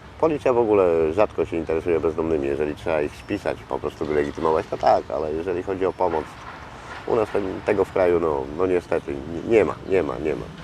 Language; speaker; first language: Polish; native; Polish